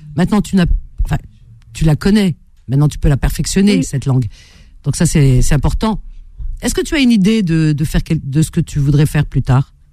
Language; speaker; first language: French; native; French